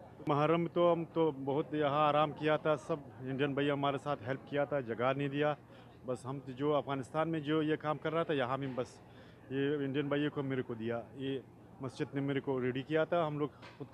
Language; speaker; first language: Hindi; non-native, learner; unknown